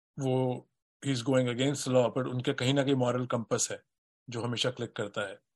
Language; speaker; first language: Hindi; native; Hindi